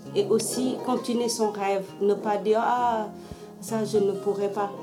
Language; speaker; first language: French; non-native, local second language; Wolof